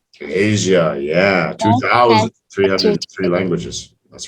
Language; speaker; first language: English; non-native, fluent; French